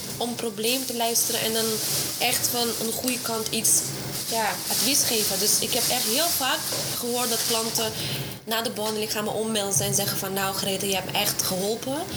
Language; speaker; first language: Dutch; non-native, fluent; Russian